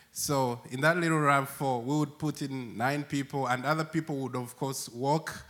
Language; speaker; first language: English; non-native, local second language; Acoli